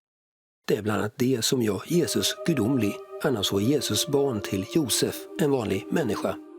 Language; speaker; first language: Swedish; native; Swedish